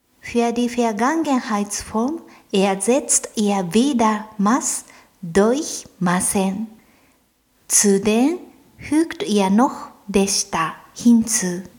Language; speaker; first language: German; non-native, fluent; Japanese